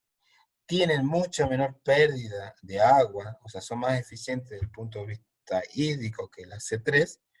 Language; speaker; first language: Spanish; native; Spanish